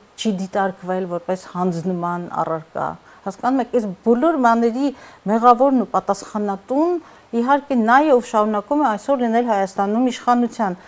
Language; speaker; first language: Armenian; native; Armenian